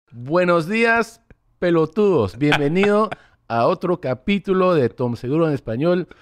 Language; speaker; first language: Spanish; early bilingual, heritage; Spanish